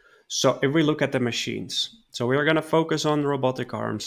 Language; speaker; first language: English; non-native, fluent; Dutch